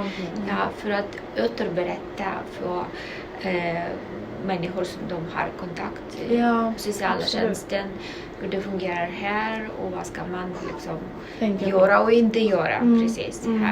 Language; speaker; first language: Swedish; non-native, local second language; Russian